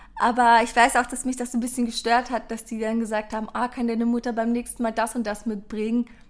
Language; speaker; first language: German; early bilingual, other home language; Persian